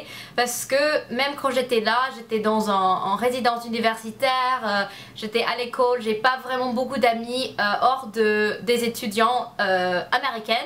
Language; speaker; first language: French; non-native, learner; English